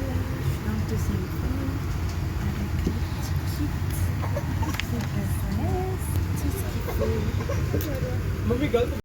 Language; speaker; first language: French; native; French